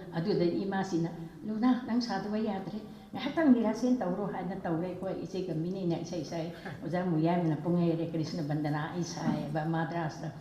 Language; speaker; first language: Manipuri; non-native, local second language; Rongmei Naga